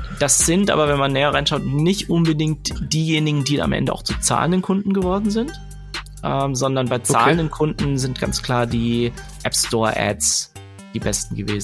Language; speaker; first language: German; native; German